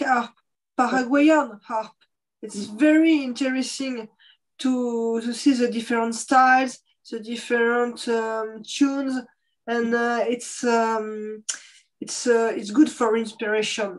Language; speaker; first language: English; non-native, fluent; French